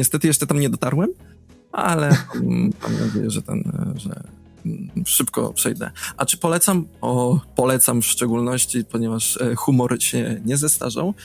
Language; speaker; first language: Polish; native; Polish